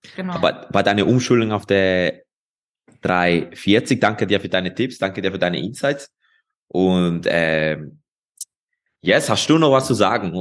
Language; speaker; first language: German; non-native, fluent; Spanish